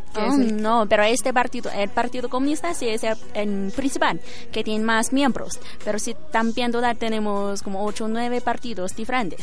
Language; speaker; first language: Spanish; non-native, learner; Chinese